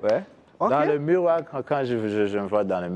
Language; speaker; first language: French; non-native, learner; Kinyarwanda